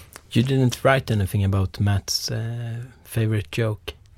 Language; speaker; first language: English; non-native, fluent; Swedish